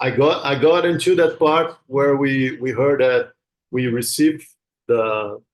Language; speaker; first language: English; non-native, fluent; Portuguese